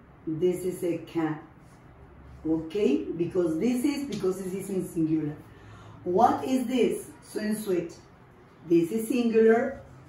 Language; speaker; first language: English; non-native, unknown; Spanish